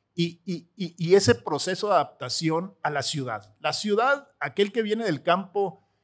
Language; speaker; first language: Spanish; native; Spanish